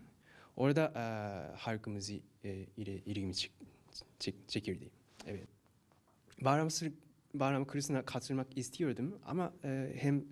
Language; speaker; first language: Turkish; non-native, learner; Japanese